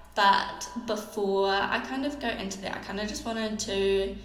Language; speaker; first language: English; native; English